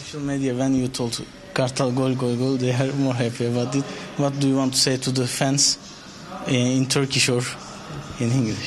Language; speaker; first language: English; non-native, learner; Turkish